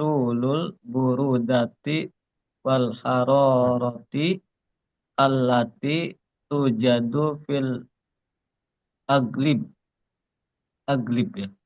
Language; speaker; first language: Arabic; non-native, learner; Indonesian